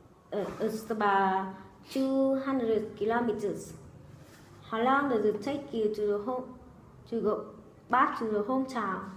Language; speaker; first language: English; non-native, learner; Vietnamese